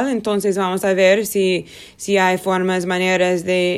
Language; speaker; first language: Spanish; non-native, learner; Portuguese